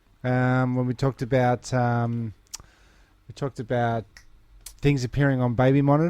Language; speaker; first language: English; native; English